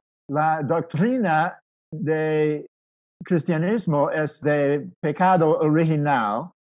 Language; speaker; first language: Spanish; non-native, fluent; English